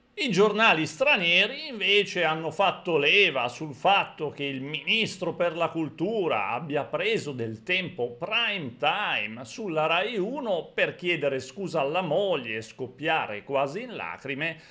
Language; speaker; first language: Italian; native; Italian